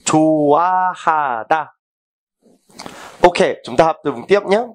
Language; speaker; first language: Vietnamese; non-native, fluent; Korean